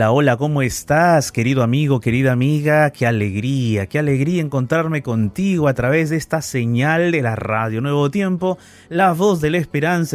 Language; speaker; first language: Spanish; native; Spanish